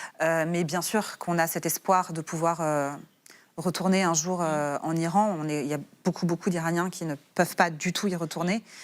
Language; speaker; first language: French; early bilingual, other home language; Persian